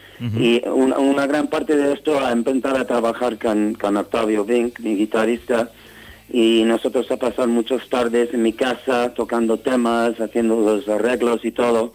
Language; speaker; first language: Spanish; non-native, fluent; English